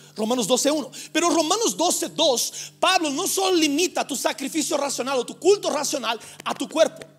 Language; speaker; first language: Spanish; non-native, fluent; Portuguese